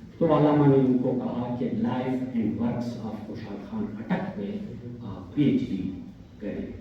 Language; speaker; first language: Urdu; non-native, local second language; Pashto